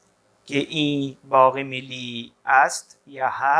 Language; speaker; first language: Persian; non-native, fluent; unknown